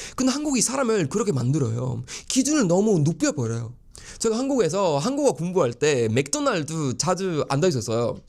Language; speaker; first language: Korean; non-native, fluent; Swedish